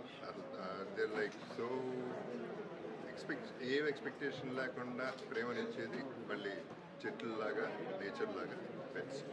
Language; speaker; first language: Telugu; native; Telugu